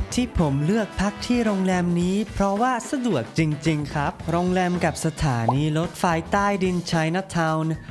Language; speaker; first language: Thai; non-native, fluent; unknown